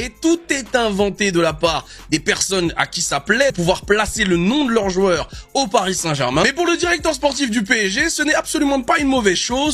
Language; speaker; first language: French; native; French